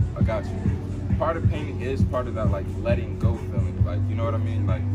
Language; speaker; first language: English; native; English